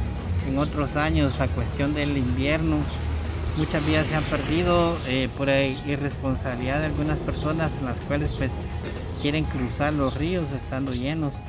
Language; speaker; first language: Spanish; native; Spanish